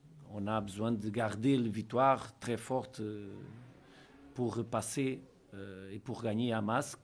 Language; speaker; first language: French; non-native, learner; Portuguese